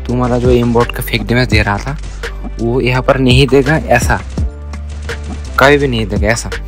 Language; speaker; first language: Hindi; non-native, learner; Bangla